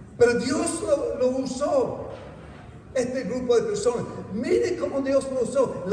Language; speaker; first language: Spanish; non-native, fluent; English